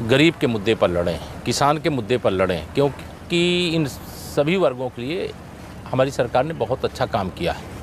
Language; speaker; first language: Hindi; native; Hindi